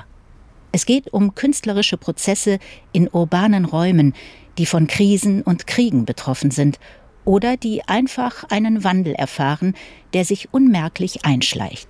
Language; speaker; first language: German; native; German